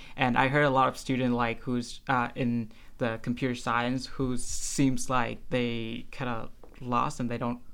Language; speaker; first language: English; non-native, fluent; Vietnamese